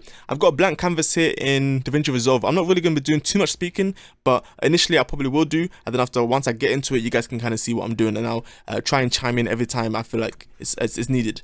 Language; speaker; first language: English; native; English